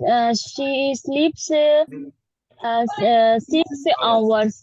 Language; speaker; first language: English; non-native, learner; Hindi